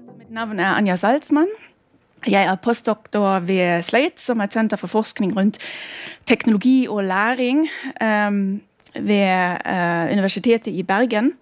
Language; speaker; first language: Norwegian; non-native, fluent; German